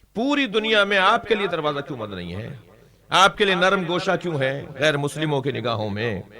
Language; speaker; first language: Urdu; native; Urdu